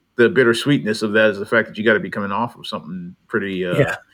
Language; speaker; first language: English; native; English